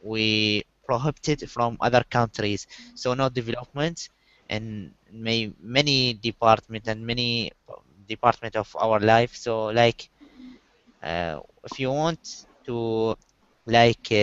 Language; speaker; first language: English; non-native, learner; Arabic